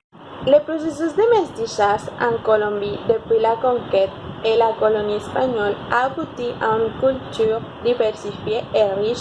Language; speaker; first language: French; non-native, learner; Spanish